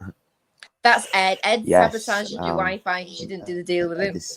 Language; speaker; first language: English; native; English